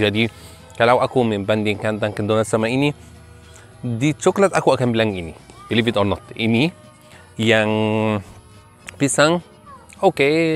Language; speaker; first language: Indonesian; non-native, learner; Arabic